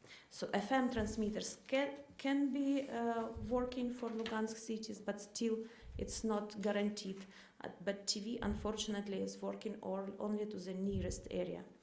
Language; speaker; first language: English; non-native, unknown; Ukrainian